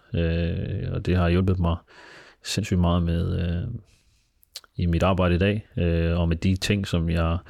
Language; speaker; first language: Danish; early bilingual, other home language; Somali